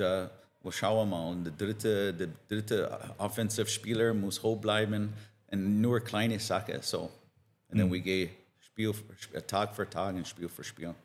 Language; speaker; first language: German; non-native, learner; English